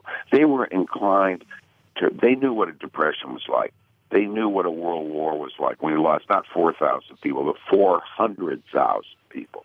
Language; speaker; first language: English; native; English